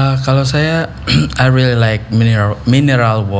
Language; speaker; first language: English; non-native, learner; Indonesian